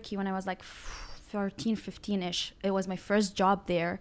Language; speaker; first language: English; non-native, fluent; Arabic